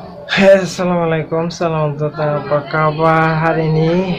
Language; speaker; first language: Indonesian; non-native, learner; Bangla